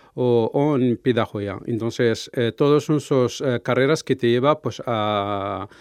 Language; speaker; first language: Spanish; non-native, fluent; Arabic